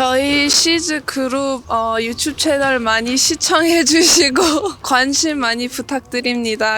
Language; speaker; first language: Korean; non-native, learner; French